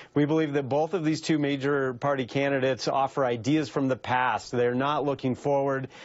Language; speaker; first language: English; native; English